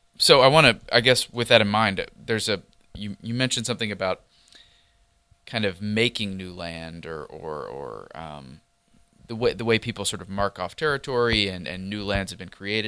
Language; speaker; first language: English; native; English